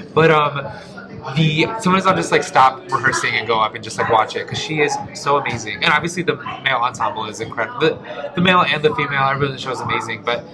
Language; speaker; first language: English; early bilingual, other home language; Polish